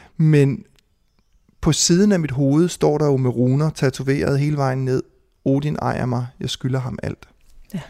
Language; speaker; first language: Danish; native; Danish